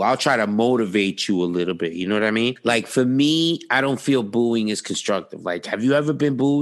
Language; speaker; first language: English; early bilingual, other home language; Spanish